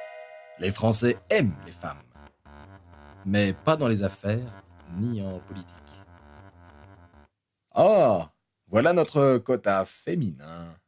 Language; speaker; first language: French; non-native, learner; Spanish